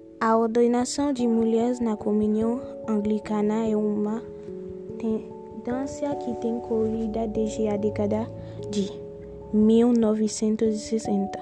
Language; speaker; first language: Portuguese; non-native, learner; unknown